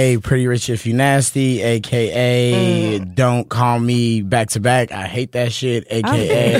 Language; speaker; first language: English; native; English